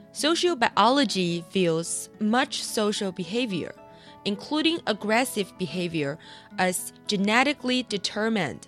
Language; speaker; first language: English; non-native, fluent; Chinese